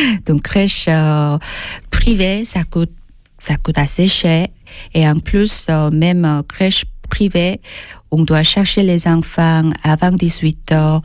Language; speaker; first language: French; non-native, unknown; Korean